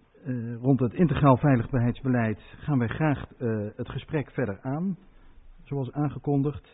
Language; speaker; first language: Dutch; native; Dutch